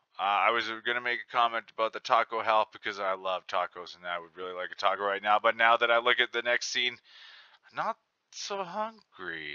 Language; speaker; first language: English; native; English